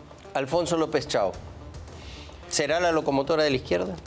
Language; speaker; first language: Spanish; native; Spanish